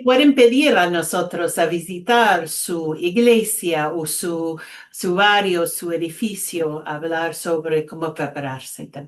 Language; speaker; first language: Spanish; non-native, fluent; English